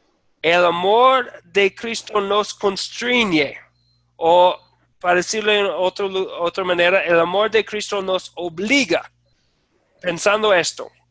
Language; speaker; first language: Spanish; non-native, fluent; English